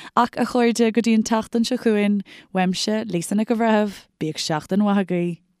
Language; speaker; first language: Irish; non-native, local second language; English